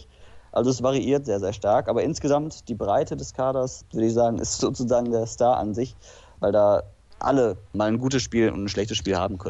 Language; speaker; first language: German; native; German